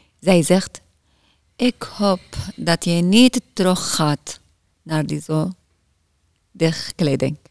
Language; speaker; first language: Dutch; non-native, learner; Arabic